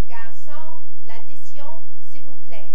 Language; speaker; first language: French; early bilingual, heritage; English